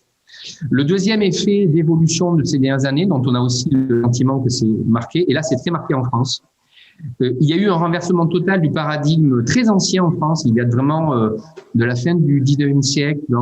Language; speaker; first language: French; native; French